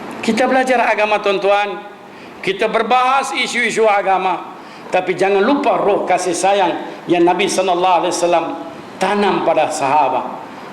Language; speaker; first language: Malay; non-native, local second language; Min Nan Chinese